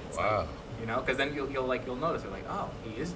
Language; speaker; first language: English; native; English